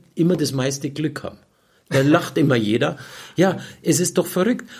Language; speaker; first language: German; native; German